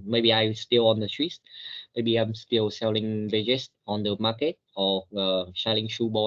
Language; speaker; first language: English; non-native, learner; Vietnamese